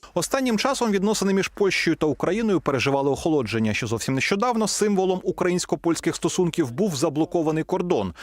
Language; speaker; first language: Ukrainian; native; Ukrainian